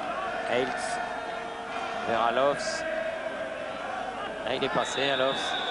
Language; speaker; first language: French; native; French